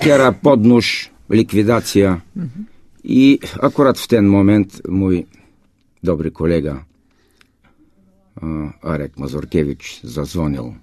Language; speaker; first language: Polish; non-native, fluent; Bulgarian